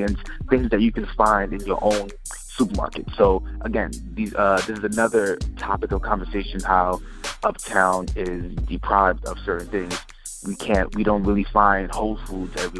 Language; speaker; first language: English; native; English